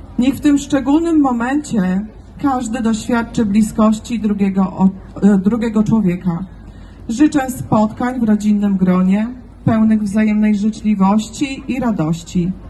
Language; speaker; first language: Polish; native; Polish